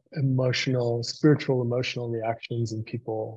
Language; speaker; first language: English; native; English